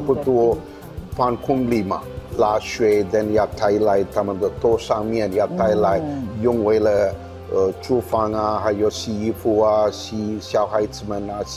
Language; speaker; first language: Chinese; non-native, fluent; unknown